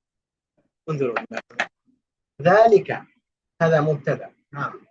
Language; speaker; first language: Arabic; non-native, fluent; Bangla